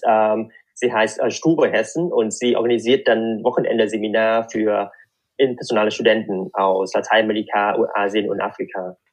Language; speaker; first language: German; non-native, fluent; Vietnamese